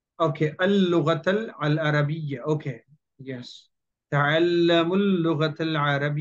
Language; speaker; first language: Arabic; non-native, fluent; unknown